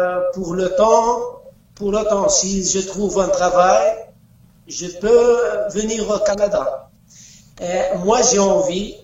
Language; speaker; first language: French; non-native, learner; Arabic